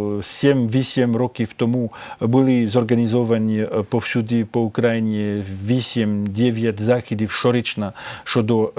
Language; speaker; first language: Ukrainian; non-native, fluent; French